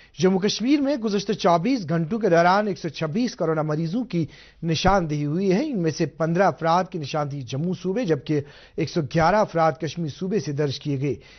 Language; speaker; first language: Urdu; non-native, local second language; Kashmiri